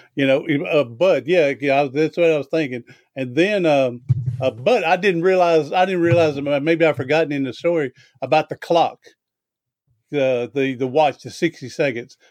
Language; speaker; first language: English; native; English